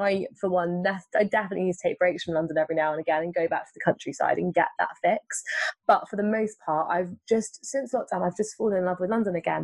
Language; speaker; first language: English; native; English